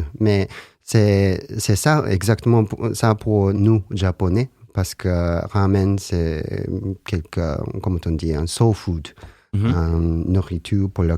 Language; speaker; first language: French; non-native, learner; Japanese